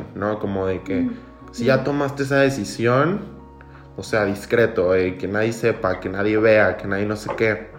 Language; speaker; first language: Spanish; native; Spanish